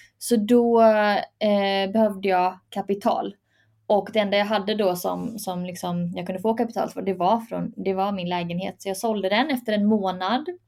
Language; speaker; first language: Swedish; early bilingual, other home language; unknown